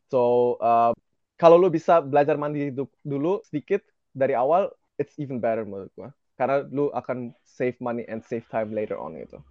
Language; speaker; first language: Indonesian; native; Indonesian